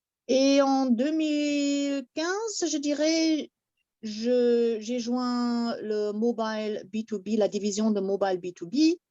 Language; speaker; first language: French; non-native, fluent; German